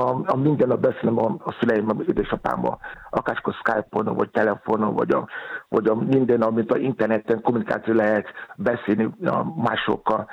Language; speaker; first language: Hungarian; non-native, fluent; Yoruba